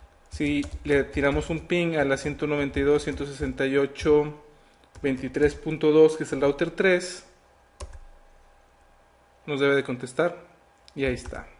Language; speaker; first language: Spanish; native; Spanish